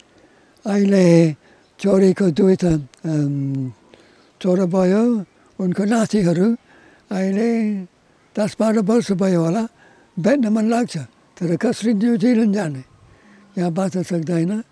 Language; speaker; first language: Nepali; non-native, learner; English